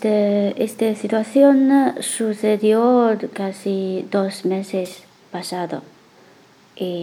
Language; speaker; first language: Spanish; non-native, learner; Chinese